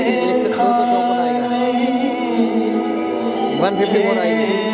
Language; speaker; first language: Hindi; native; Hindi